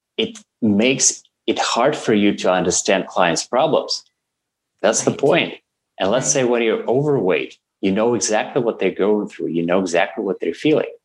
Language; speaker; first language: English; non-native, fluent; Russian